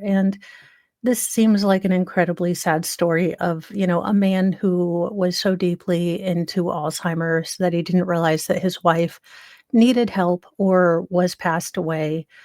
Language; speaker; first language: English; native; English